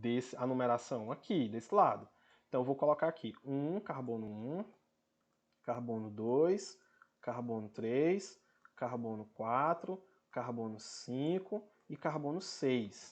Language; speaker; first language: Portuguese; native; Portuguese